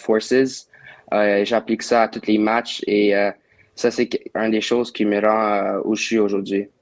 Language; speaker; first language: French; non-native, local second language; English